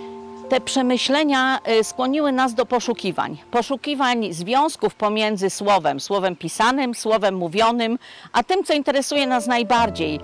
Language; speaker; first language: Polish; native; Polish